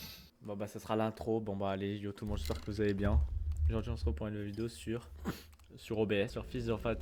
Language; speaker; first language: French; native; French